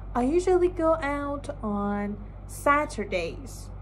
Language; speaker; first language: English; non-native, fluent; Persian